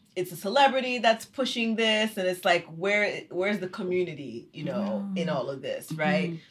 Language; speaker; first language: English; early bilingual, other home language; Haitian Creole